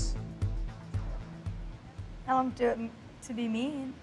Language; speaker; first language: English; native; English